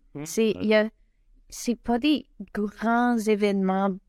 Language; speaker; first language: French; native; French